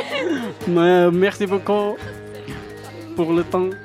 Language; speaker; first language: French; non-native, learner; Pashto